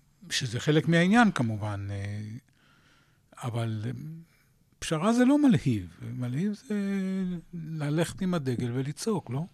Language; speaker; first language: Hebrew; native; Hebrew